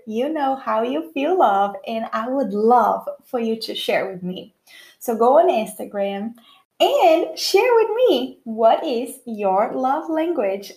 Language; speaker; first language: English; non-native, fluent; Portuguese